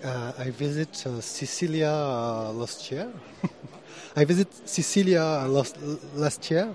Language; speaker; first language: English; non-native, fluent; French